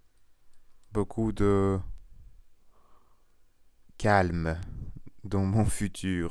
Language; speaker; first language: French; non-native, learner; Russian